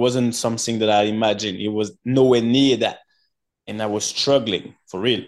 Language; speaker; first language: English; non-native, fluent; French